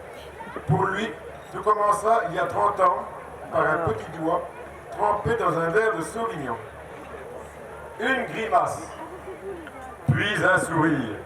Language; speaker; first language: French; native; French